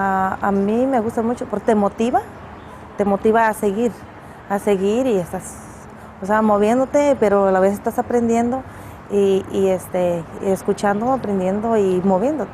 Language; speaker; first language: Spanish; native; Spanish